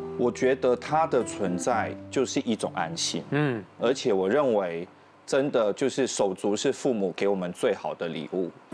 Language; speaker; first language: Chinese; native; Chinese